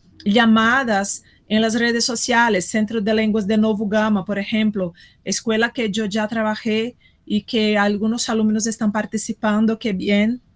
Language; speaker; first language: Spanish; non-native, fluent; Portuguese